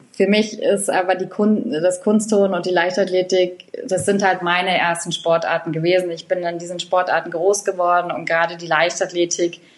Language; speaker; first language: German; native; German